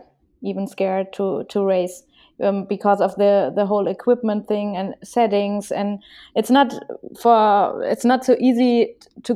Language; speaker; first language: English; non-native, fluent; German